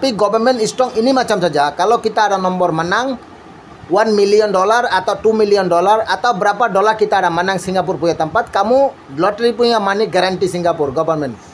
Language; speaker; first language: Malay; non-native, learner; Bangla